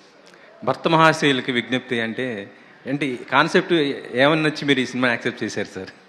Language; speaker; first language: Telugu; native; Telugu